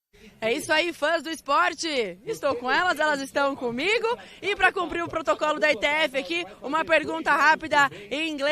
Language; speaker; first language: Portuguese; native; Portuguese